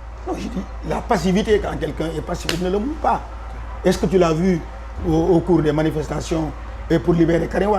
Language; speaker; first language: French; non-native, local second language; Wolof